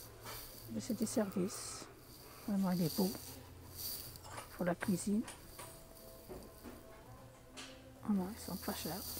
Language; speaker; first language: French; non-native, local second language; Arabic